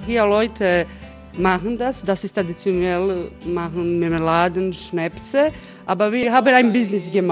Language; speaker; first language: German; non-native, fluent; Croatian